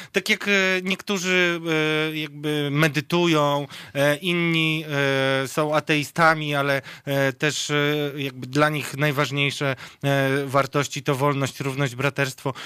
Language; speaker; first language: Polish; native; Polish